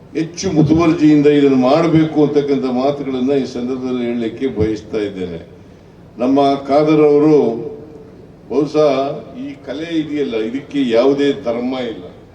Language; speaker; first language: Kannada; native; Kannada